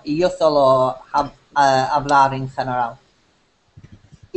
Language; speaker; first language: Spanish; non-native, learner; English